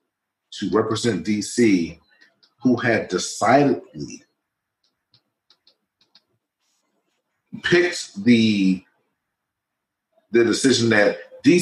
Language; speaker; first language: English; native; English